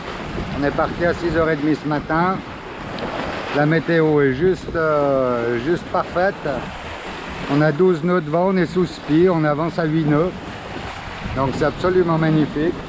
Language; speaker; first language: French; native; French